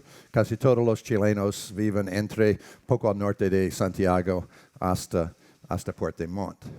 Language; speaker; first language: Spanish; non-native, learner; English